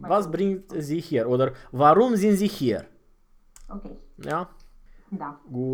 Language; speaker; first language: German; non-native, fluent; Romanian